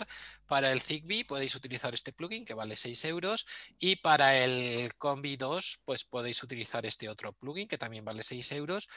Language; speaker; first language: Spanish; native; Spanish